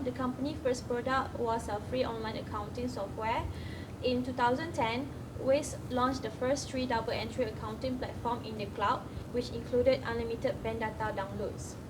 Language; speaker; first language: English; non-native, learner; Malay